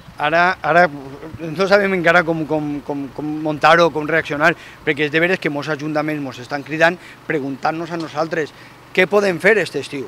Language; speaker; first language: Catalan; native; Catalan